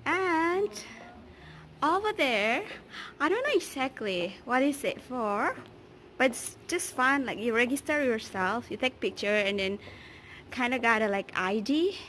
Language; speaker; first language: English; non-native, fluent; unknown